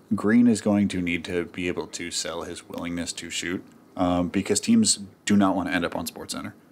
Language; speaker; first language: English; native; English